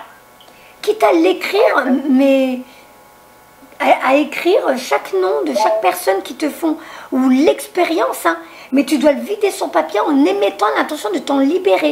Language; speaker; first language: French; native; French